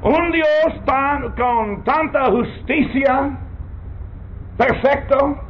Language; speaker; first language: Spanish; non-native, learner; English